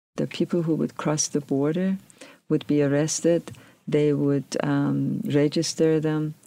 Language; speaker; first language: English; non-native, fluent; Persian